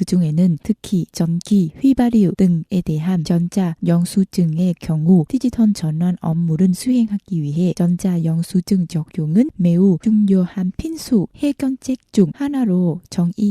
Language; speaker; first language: Korean; non-native, fluent; Vietnamese